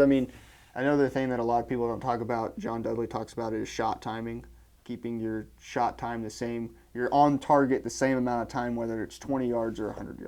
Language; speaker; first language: English; native; English